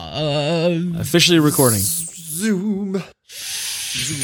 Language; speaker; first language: English; native; English